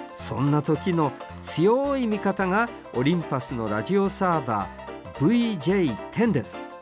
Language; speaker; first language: Japanese; native; Japanese